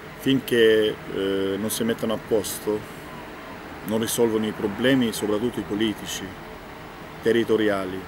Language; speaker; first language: Italian; non-native, fluent; Albanian